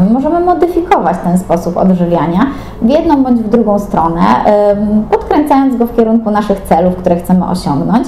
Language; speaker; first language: Polish; native; Polish